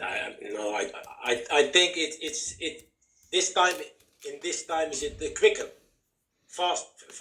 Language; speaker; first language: English; non-native, fluent; Dutch